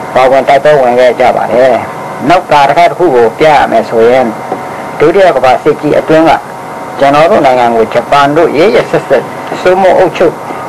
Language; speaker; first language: Burmese; non-native, local second language; Mon